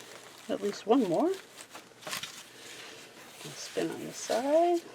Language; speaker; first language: English; native; English